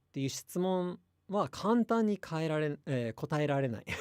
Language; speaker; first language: Japanese; non-native, fluent; English